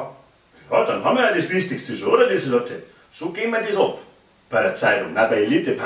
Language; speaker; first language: German; native; German